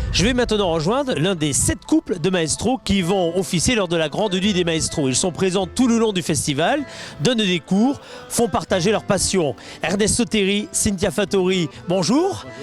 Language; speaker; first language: French; native; French